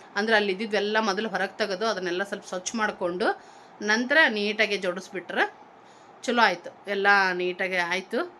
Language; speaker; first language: Kannada; native; Kannada